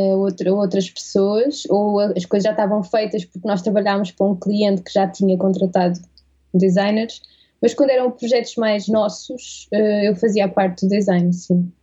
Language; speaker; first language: Portuguese; native; Portuguese